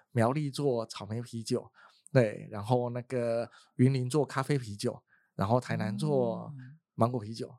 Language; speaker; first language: Chinese; native; Chinese